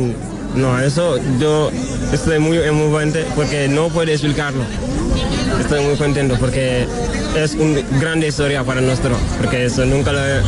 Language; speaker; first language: Spanish; non-native, learner; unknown